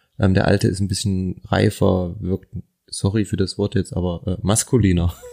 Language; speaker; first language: German; native; German